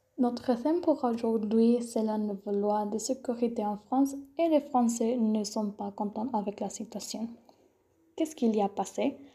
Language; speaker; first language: French; non-native, learner; Spanish